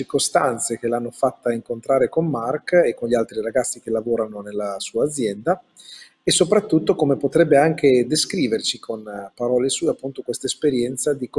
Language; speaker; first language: Italian; native; Italian